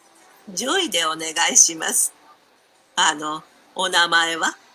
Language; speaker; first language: Japanese; non-native, learner; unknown